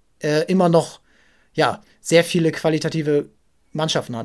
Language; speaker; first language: German; native; German